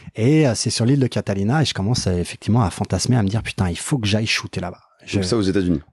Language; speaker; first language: French; native; French